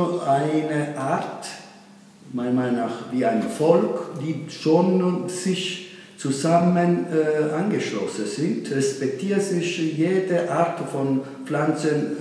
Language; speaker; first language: German; non-native, fluent; Italian